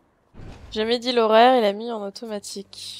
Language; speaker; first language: French; native; French